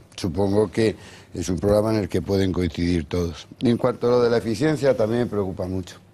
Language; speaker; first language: Spanish; non-native, local second language; Galician